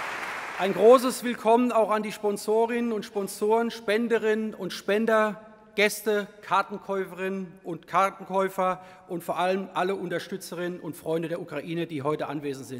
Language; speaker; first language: German; native; German